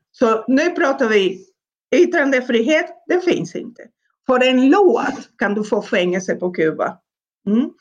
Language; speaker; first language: Swedish; non-native, fluent; Spanish